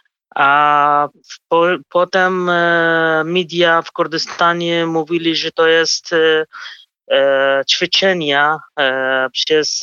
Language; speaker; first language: Polish; non-native, fluent; Kurdish